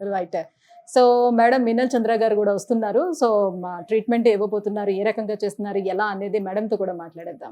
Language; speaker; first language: Telugu; native; Telugu